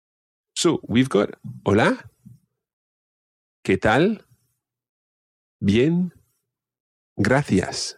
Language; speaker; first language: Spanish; non-native, fluent; English